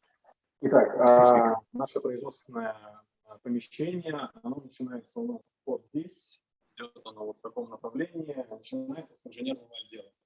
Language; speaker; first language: Russian; native; Russian